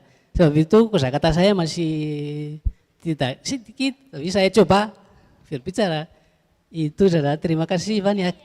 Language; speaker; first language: Indonesian; non-native, learner; Malagasy